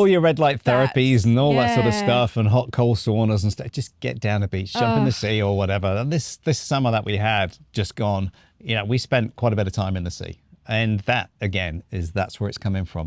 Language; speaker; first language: English; native; English